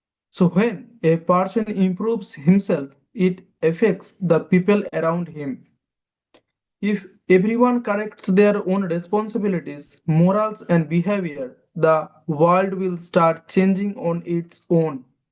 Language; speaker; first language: English; non-native, local second language; Bangla